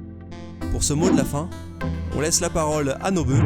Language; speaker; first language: French; native; French